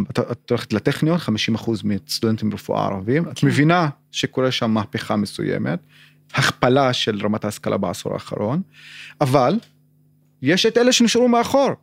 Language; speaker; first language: Hebrew; non-native, local second language; Arabic